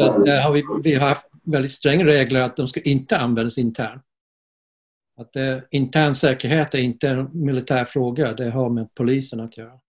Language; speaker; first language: Swedish; non-native, fluent; English